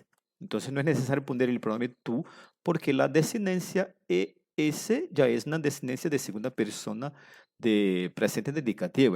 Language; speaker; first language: Spanish; non-native, fluent; Portuguese